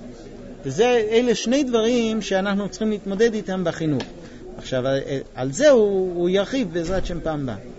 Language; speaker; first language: Hebrew; native; Hebrew